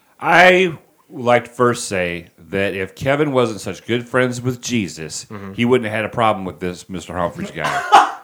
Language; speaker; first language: English; native; English